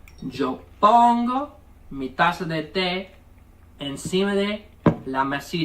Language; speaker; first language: Spanish; early bilingual, heritage; English